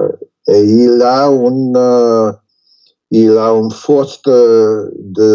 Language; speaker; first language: French; non-native, learner; English